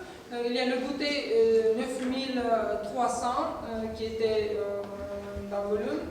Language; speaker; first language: French; non-native, fluent; Georgian